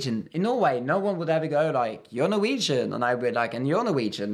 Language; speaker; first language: English; non-native, fluent; Norwegian